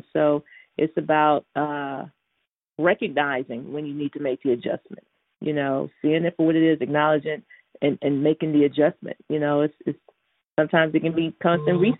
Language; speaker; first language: English; native; English